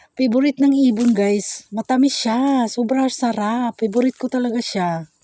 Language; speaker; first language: Filipino; non-native, local second language; Cebuano